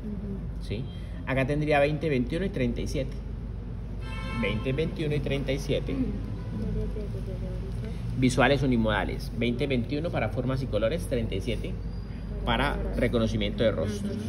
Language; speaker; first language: Spanish; native; Spanish